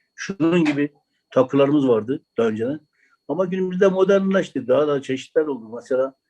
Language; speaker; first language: Turkish; native; Turkish